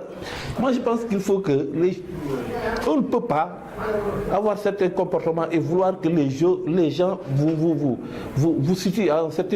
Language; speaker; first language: French; non-native, local second language; Wolof